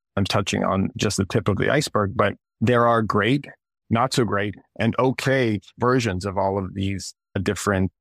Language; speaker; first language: English; early bilingual, other home language; Russian